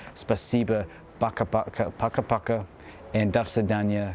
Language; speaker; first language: Russian; non-native, learner; English